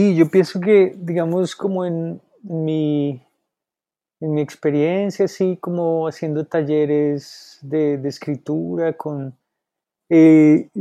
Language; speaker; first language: Spanish; native; Spanish